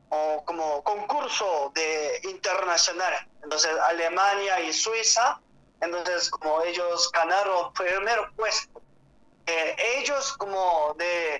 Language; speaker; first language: Spanish; non-native, learner; Korean